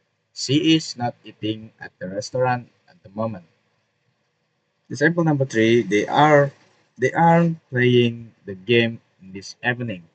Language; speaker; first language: English; non-native, learner; Indonesian